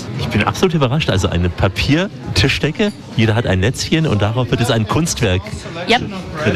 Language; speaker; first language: German; native; German